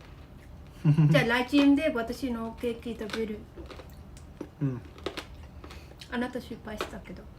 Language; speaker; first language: Japanese; non-native, fluent; Vietnamese